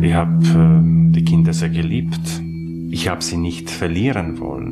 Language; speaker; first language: German; non-native, fluent; Polish